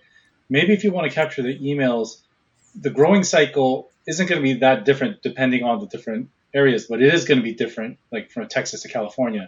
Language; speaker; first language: English; native; English